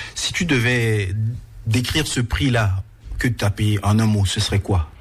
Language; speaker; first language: French; native; French